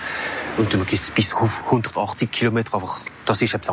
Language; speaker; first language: German; non-native, local second language; French